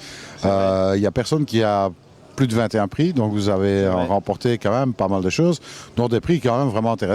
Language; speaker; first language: French; native; French